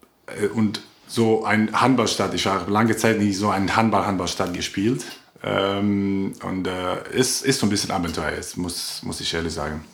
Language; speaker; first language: German; non-native, learner; Croatian